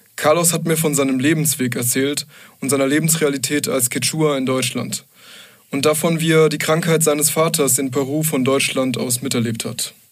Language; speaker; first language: German; native; German